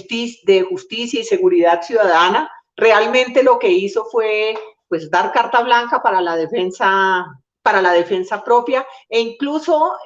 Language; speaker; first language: Spanish; native; Spanish